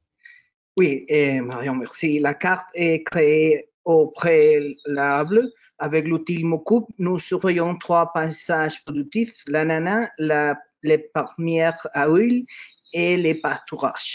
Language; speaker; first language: French; non-native, learner; Spanish